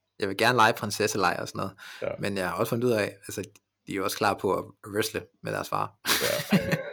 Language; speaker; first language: Danish; early bilingual, other home language; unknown